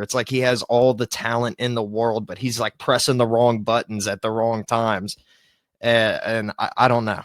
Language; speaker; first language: English; native; English